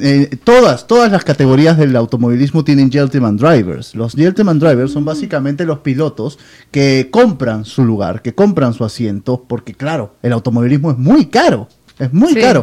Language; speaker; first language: Spanish; native; Spanish